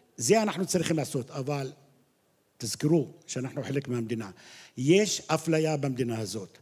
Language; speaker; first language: Hebrew; non-native, local second language; Arabic